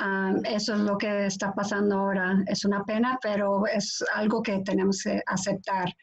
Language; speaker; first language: Spanish; non-native, fluent; English